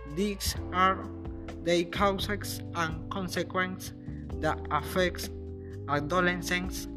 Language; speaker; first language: English; non-native, learner; Spanish